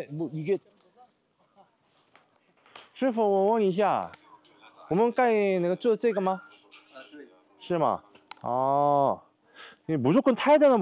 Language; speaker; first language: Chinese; non-native, learner; Korean